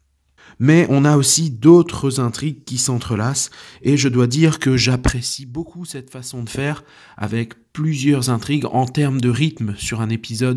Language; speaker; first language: French; native; French